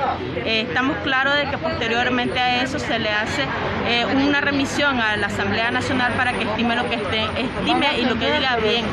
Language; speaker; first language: Spanish; native; Spanish